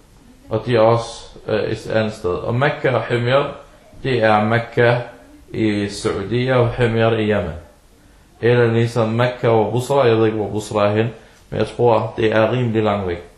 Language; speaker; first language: Danish; early bilingual, other home language; Arabic